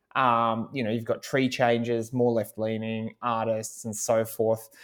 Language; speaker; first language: English; native; English